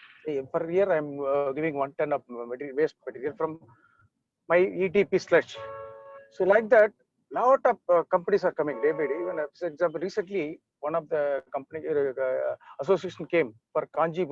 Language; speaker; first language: English; non-native, local second language; Tamil